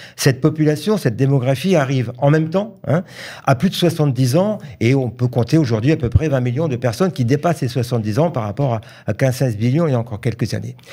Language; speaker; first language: French; native; French